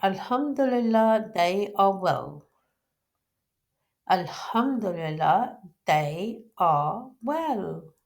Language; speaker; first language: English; non-native, local second language; Urdu